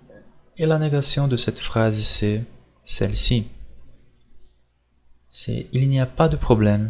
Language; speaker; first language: French; non-native, fluent; Portuguese